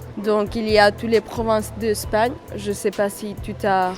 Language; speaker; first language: French; non-native, fluent; Spanish